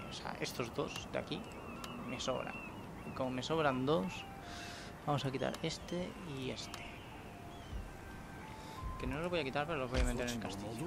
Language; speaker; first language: Spanish; native; Spanish